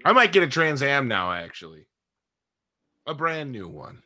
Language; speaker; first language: English; native; English